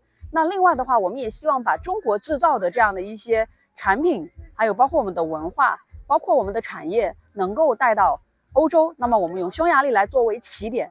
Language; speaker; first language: Chinese; native; Chinese